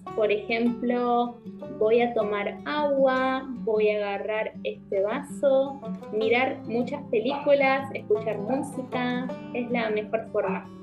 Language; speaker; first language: Spanish; native; Spanish